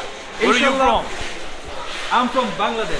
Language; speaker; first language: English; non-native, local second language; Bangla